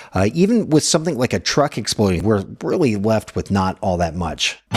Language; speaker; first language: English; native; English